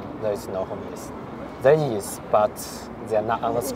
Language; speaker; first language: English; non-native, fluent; Chinese